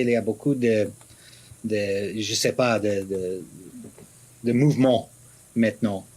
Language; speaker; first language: French; non-native, learner; English